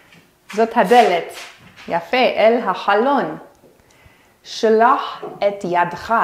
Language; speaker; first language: Hebrew; non-native, fluent; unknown